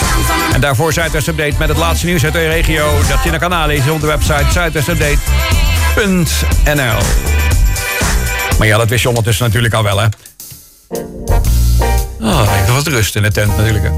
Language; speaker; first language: Dutch; native; Dutch